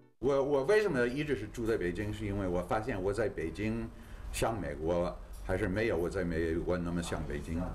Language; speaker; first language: Chinese; non-native, fluent; English